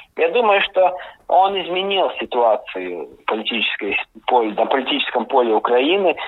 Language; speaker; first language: Russian; native; Russian